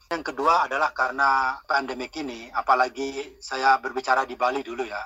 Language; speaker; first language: Indonesian; non-native, local second language; Balinese